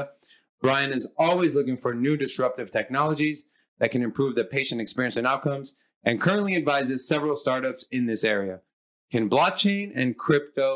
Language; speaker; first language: English; native; English